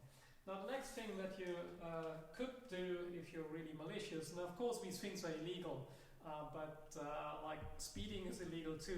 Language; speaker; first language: English; non-native, fluent; German